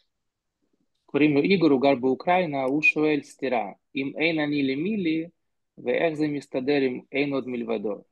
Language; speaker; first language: Hebrew; non-native, fluent; Russian